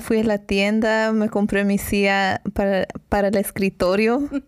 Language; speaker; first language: Spanish; early bilingual, heritage; Spanish